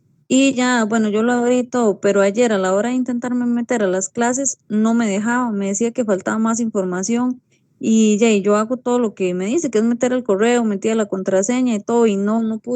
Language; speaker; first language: Spanish; native; Spanish